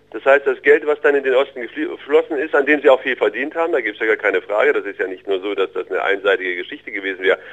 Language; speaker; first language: German; early bilingual, other home language; Russian